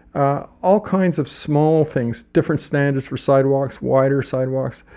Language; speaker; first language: English; native; English